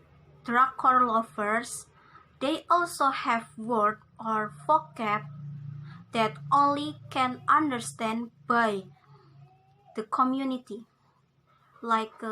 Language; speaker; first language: English; non-native, learner; Indonesian